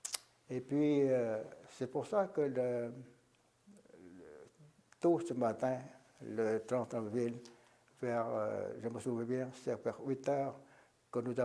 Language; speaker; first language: French; non-native, local second language; Vietnamese